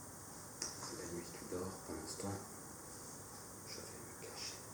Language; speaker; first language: French; native; French